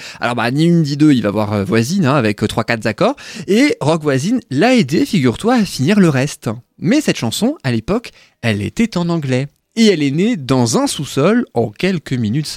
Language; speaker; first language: French; native; French